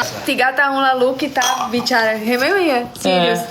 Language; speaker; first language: Indonesian; non-native, learner; Portuguese